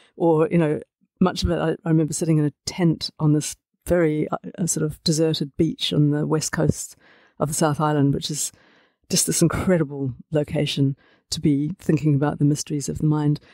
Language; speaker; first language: English; native; English